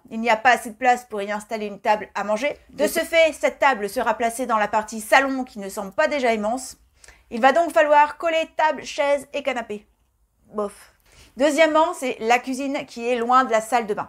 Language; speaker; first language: French; native; French